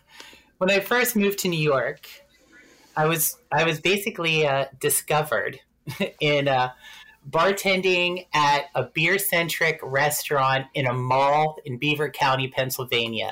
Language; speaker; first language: English; native; English